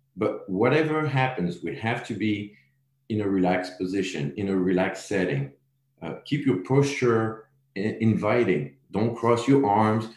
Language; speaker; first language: English; non-native, fluent; French